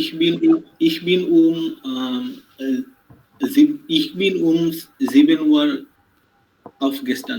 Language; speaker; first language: German; non-native, learner; Bangla